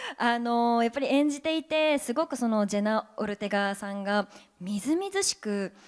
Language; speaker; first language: Japanese; native; Japanese